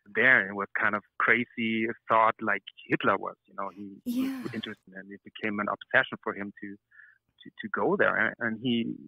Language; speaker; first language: English; non-native, fluent; German